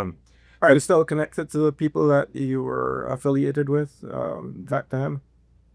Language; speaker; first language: English; native; English